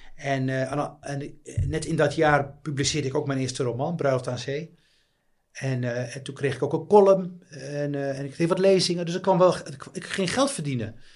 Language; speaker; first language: Dutch; early bilingual, other home language; Riffian